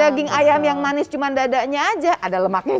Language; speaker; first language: Indonesian; native; Indonesian